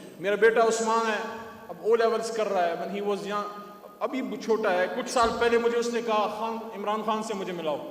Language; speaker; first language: Urdu; non-native, local second language; Pashto